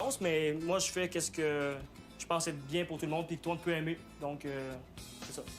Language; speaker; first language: French; early bilingual, other home language; Vietnamese